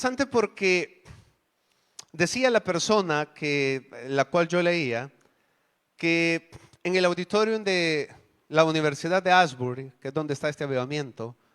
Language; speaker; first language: Spanish; native; Spanish